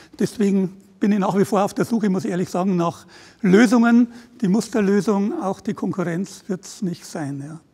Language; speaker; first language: German; native; German